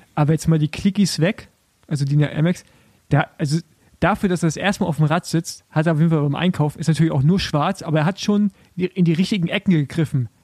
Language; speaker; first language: German; native; German